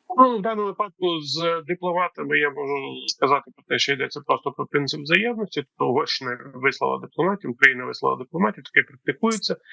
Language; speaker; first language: Ukrainian; native; Ukrainian